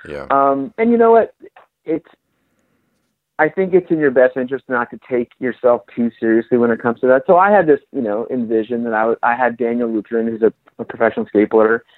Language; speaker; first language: English; native; English